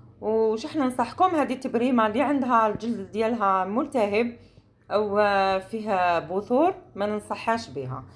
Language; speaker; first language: Arabic; native; Arabic